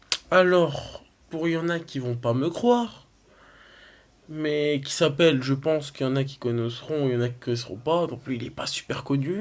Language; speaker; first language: French; native; French